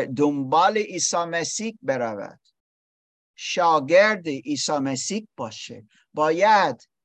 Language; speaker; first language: Persian; non-native, learner; English